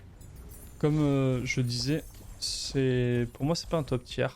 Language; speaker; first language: French; native; French